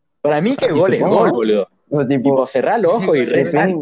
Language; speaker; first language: Spanish; native; Spanish